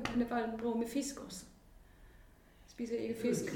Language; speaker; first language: Danish; non-native, fluent; German